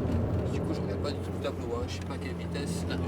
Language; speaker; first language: French; native; French